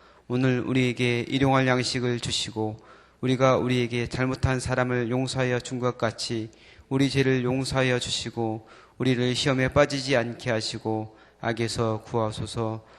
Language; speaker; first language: Korean; native; Korean